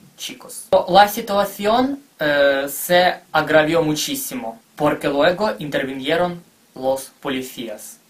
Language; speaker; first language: Spanish; non-native, fluent; Ukrainian